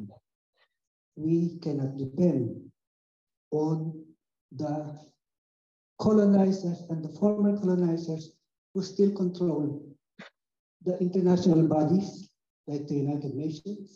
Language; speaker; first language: English; non-native, local second language; Filipino